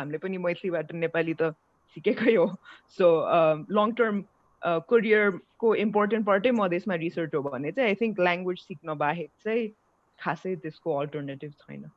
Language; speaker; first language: Nepali; non-native, local second language; Maithili